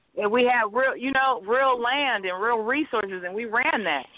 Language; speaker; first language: English; native; English